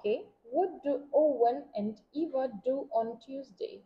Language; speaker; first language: English; non-native, fluent; Vietnamese